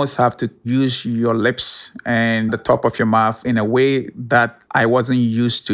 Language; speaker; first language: English; non-native, local second language; Ewe